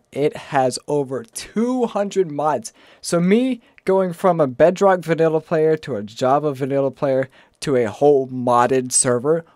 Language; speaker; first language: English; native; English